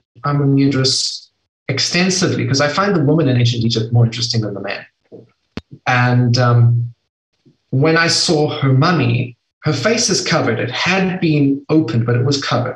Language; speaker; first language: English; native; English